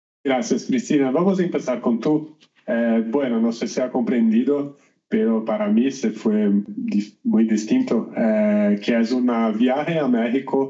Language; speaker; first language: Spanish; non-native, learner; Portuguese